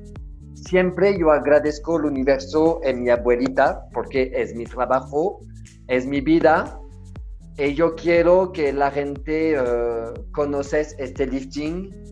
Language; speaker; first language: Spanish; non-native, learner; French